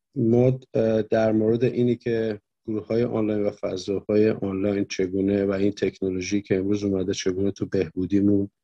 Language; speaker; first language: Persian; native; Persian